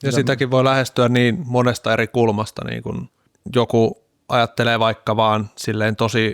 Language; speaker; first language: Finnish; native; Finnish